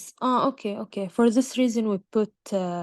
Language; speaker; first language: English; non-native, learner; Arabic